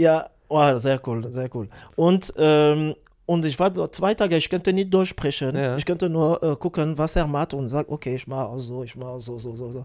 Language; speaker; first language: German; non-native, learner; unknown